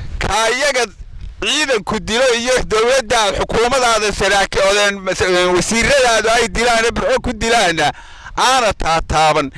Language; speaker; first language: Somali; native; Somali